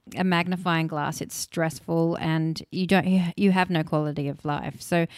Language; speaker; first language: English; early bilingual, other home language; Hindi